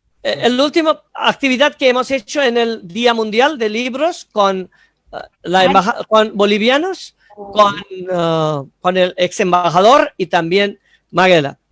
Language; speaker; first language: Spanish; non-native, fluent; Bangla